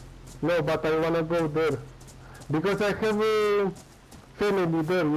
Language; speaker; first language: English; non-native, learner; Romanian